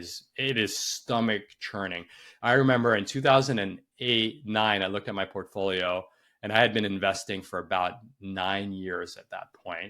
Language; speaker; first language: English; native; English